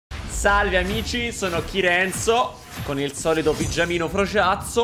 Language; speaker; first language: Italian; native; Italian